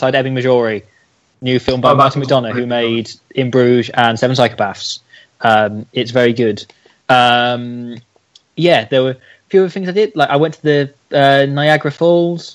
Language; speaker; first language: English; native; English